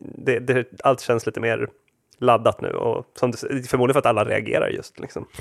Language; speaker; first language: Swedish; early bilingual, other home language; Spanish